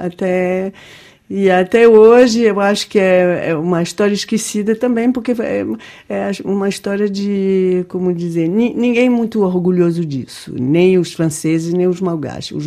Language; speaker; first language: Portuguese; non-native, fluent; French